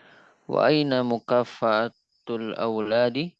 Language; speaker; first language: Arabic; non-native, learner; Indonesian